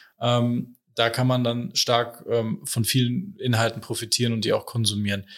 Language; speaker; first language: German; native; German